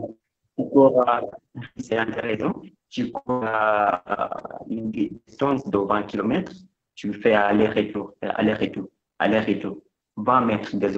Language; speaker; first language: French; non-native, fluent; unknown